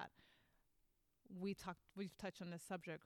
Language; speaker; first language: English; native; English